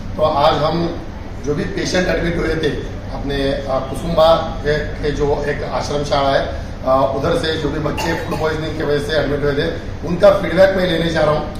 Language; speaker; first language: Hindi; non-native, local second language; Marathi